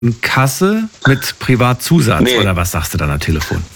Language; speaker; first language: German; native; German